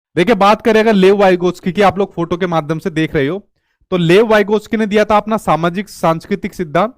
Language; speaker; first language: Hindi; native; Hindi